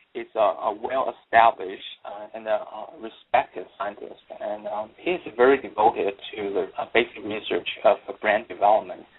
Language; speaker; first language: English; non-native, fluent; Chinese